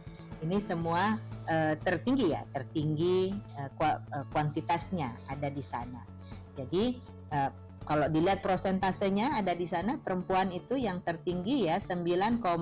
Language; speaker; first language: Indonesian; native; Indonesian